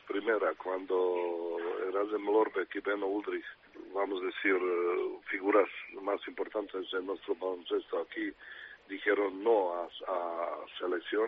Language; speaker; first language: Spanish; non-native, fluent; Serbian